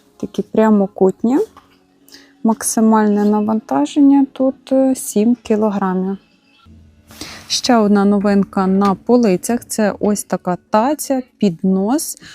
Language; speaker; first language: Ukrainian; native; Ukrainian